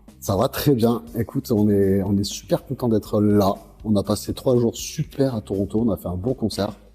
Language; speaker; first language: French; native; French